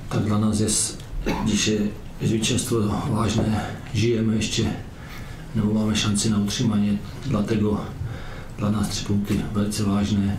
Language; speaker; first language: Polish; non-native, learner; Czech